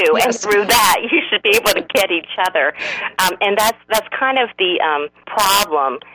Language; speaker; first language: English; non-native, fluent; Korean